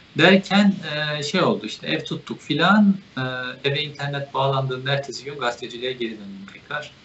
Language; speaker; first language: Turkish; native; Turkish